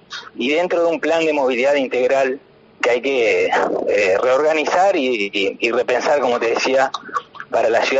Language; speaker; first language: Spanish; native; Spanish